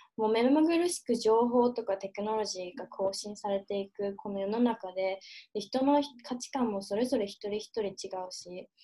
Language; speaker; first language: Japanese; early bilingual, heritage; Japanese